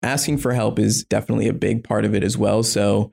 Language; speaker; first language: English; native; English